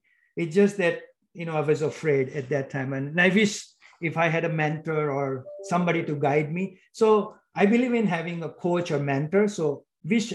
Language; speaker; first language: English; non-native, local second language; Gujarati